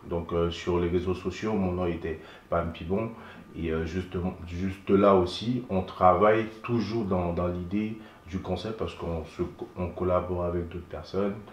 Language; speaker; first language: French; non-native, local second language; Haitian Creole